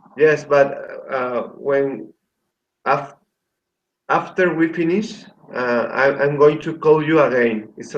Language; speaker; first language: English; non-native, learner; Spanish